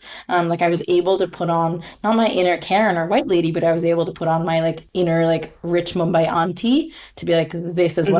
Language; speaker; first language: English; non-native, local second language; Hindi